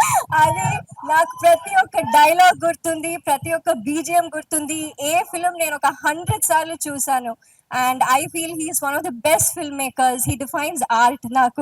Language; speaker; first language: Telugu; non-native, local second language; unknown